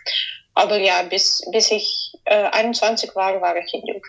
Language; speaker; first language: German; non-native, fluent; Ukrainian